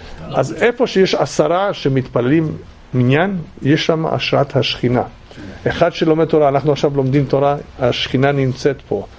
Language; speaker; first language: Hebrew; non-native, fluent; English